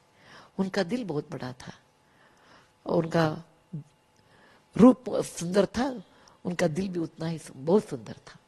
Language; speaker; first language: Hindi; non-native, local second language; Kannada